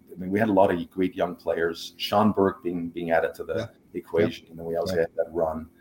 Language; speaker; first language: English; non-native, fluent; German